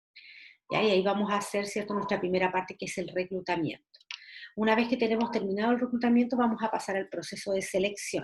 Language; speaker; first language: Spanish; native; Spanish